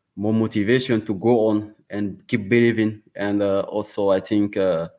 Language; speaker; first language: English; non-native, learner; Wolof